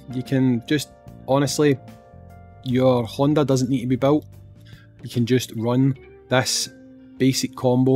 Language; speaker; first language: English; native; English